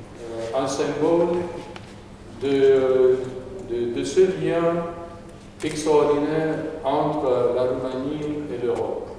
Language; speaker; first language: French; non-native, fluent; Romanian